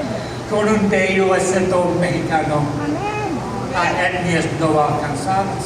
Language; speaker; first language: Spanish; non-native, fluent; English